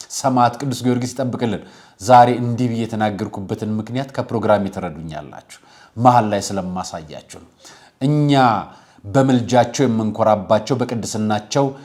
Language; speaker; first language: Amharic; native; Amharic